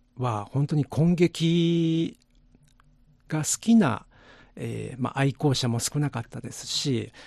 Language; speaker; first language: Japanese; native; Japanese